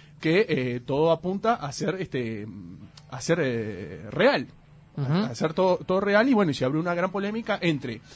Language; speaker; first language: Spanish; native; Spanish